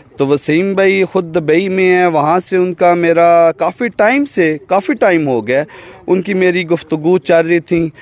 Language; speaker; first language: Urdu; non-native, local second language; Punjabi